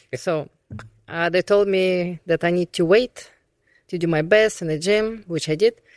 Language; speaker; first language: English; non-native, fluent; Russian